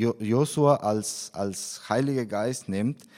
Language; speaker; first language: German; non-native, fluent; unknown